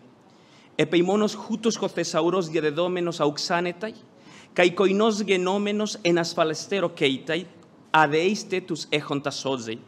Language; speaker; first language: Greek; non-native, fluent; Spanish